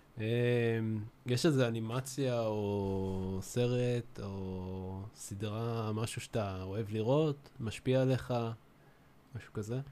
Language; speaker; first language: Hebrew; native; Hebrew